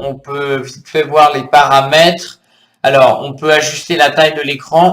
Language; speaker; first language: French; native; French